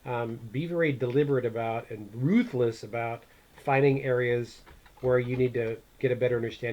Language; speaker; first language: English; native; English